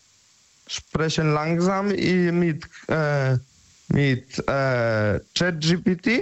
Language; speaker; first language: German; non-native, learner; Polish